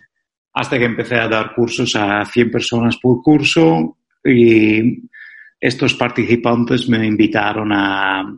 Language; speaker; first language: Spanish; non-native, fluent; Dutch